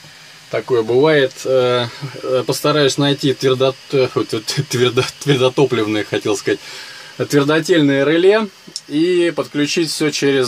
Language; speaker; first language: Russian; native; Russian